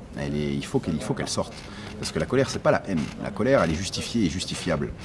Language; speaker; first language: French; early bilingual, other home language; Arabic